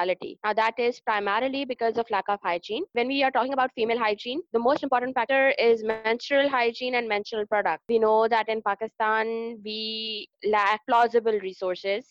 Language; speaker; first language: English; non-native, local second language; Urdu